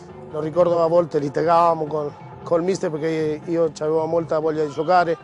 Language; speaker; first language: Italian; non-native, fluent; Spanish